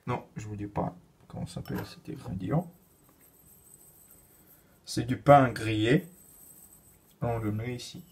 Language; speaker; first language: French; non-native, learner; Russian